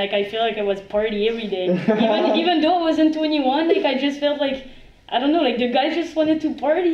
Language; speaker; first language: English; non-native, fluent; French